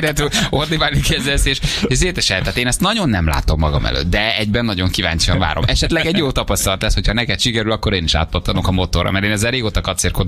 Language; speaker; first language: Hungarian; native; Hungarian